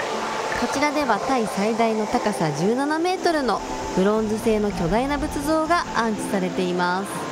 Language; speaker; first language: Japanese; native; Japanese